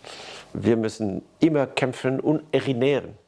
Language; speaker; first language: German; non-native, learner; French